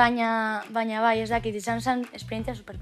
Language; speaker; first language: Basque; non-native, local second language; Spanish